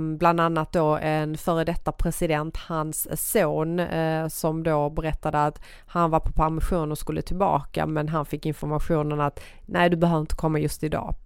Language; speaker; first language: Swedish; early bilingual, other home language; Persian